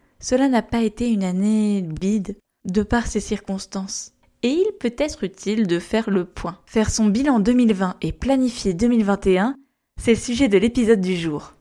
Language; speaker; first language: French; native; French